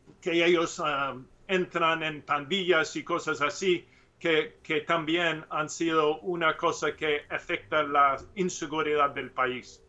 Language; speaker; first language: Spanish; non-native, learner; English